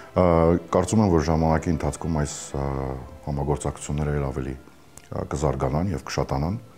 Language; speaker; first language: Armenian; native; Armenian